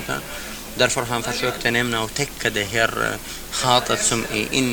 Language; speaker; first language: Swedish; non-native, fluent; Arabic